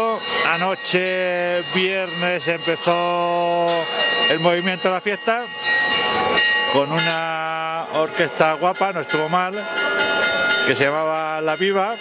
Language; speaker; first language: Spanish; native; Spanish